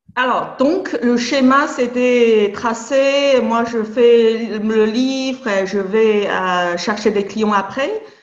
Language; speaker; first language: French; non-native, fluent; Chinese